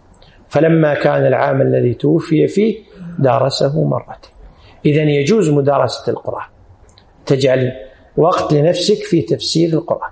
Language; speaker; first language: Arabic; native; Arabic